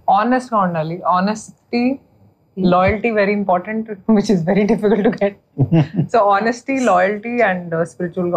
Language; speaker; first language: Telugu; non-native, fluent; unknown